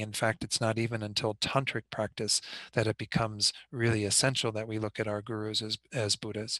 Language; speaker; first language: English; native; English